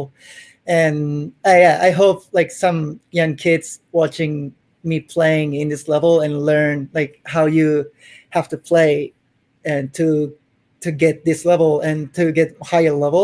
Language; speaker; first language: English; non-native, fluent; Japanese